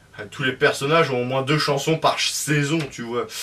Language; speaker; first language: French; native; French